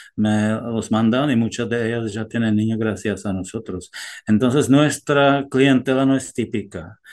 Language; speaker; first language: Spanish; non-native, fluent; Czech